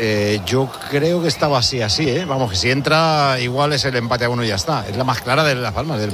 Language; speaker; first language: Spanish; native; Spanish